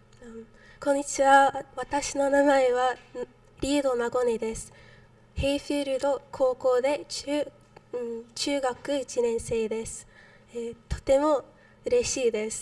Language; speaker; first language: Japanese; non-native, learner; English